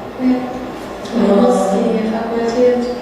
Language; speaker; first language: French; non-native, fluent; German